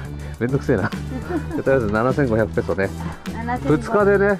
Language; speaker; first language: Japanese; native; Japanese